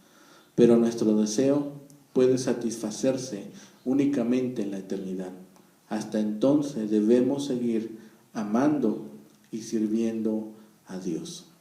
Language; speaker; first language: Spanish; native; Spanish